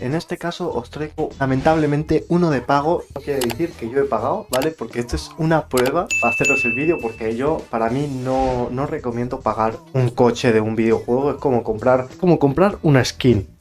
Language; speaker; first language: Spanish; native; Spanish